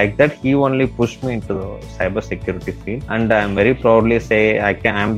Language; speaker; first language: English; non-native, local second language; Tamil